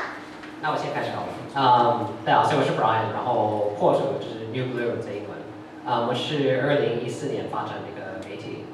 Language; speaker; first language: Chinese; early bilingual, heritage; English